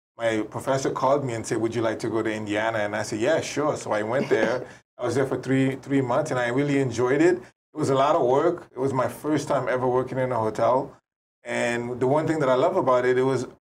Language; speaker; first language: English; native; English